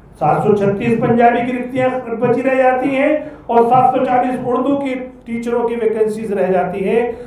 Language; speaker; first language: Hindi; native; Hindi